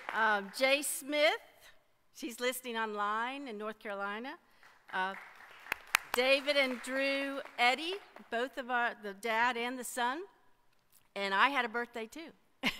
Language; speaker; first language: English; native; English